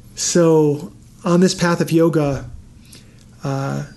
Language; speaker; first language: English; native; English